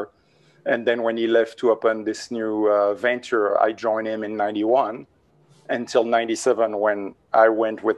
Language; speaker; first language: English; non-native, fluent; French